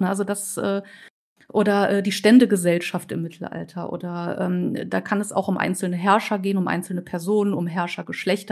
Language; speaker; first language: German; native; German